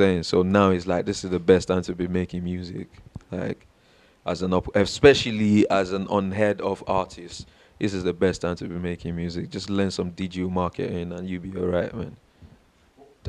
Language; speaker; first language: English; non-native, local second language; Yoruba